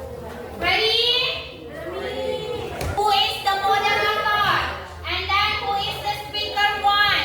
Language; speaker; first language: English; non-native, learner; Indonesian